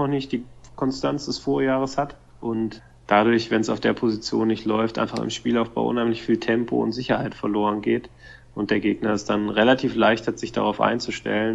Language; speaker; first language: German; native; German